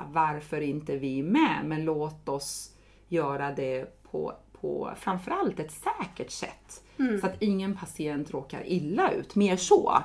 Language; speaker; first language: Swedish; non-native, fluent; Persian